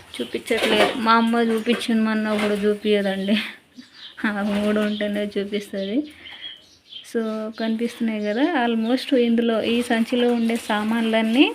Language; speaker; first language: Telugu; native; Telugu